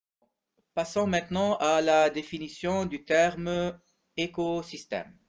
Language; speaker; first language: French; non-native, local second language; Arabic